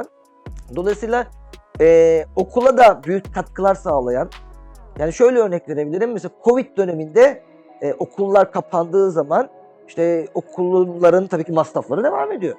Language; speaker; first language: Turkish; native; Turkish